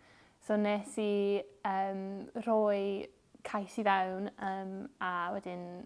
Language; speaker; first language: Welsh; non-native, local second language; English